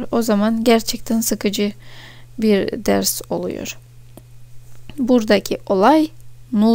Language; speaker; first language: Turkish; non-native, fluent; Russian